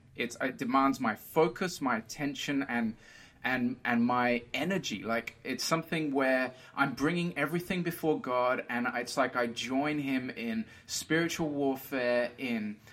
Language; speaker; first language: English; early bilingual, other home language; Portuguese